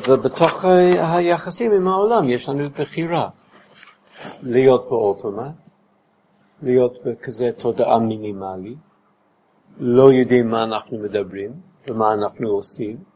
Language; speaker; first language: Hebrew; non-native, fluent; English